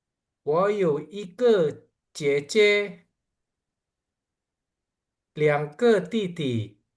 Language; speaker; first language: Chinese; non-native, learner; Indonesian